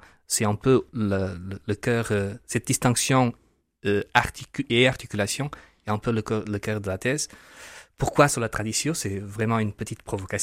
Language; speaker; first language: French; non-native, fluent; Portuguese